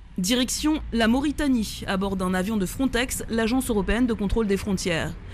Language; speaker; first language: French; native; French